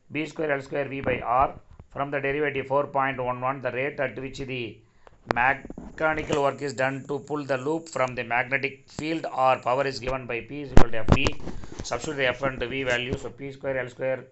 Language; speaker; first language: English; non-native, local second language; Tamil